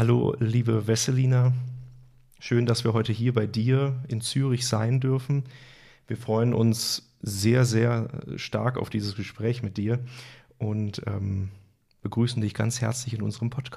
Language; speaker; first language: German; native; German